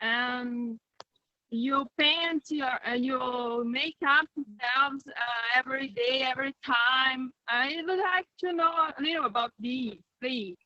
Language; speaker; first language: English; non-native, fluent; Portuguese